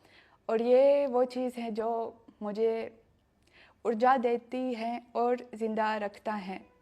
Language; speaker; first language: Hindi; non-native, fluent; Russian